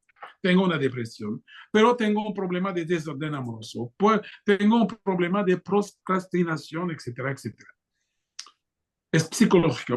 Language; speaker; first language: Spanish; non-native, fluent; French